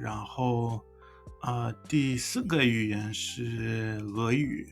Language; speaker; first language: Chinese; non-native, fluent; English